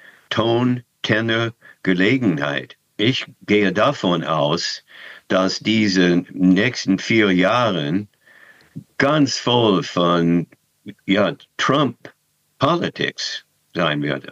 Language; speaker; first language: German; non-native, fluent; English